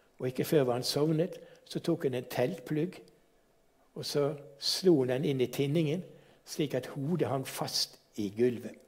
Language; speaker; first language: Norwegian; native; Norwegian